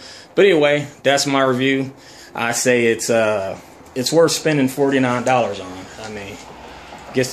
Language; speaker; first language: English; native; English